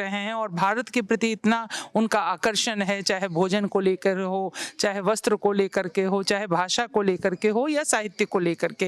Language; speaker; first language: Hindi; native; Hindi